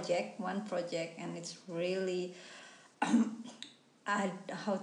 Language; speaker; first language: English; non-native, fluent; Indonesian